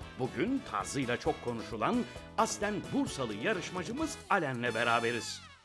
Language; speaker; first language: Turkish; native; Turkish